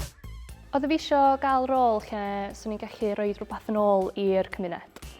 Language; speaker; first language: Welsh; native; Welsh